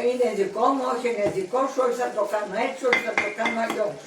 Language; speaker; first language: Greek; non-native, learner; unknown